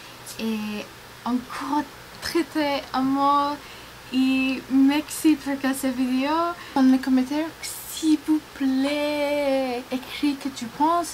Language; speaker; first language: French; non-native, learner; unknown